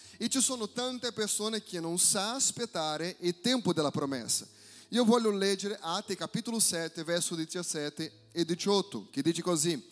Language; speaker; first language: Italian; non-native, fluent; Portuguese